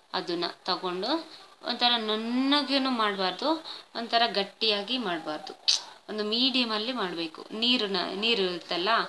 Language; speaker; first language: Kannada; non-native, local second language; Telugu